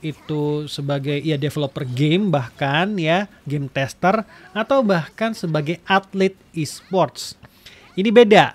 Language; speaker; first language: Indonesian; native; Indonesian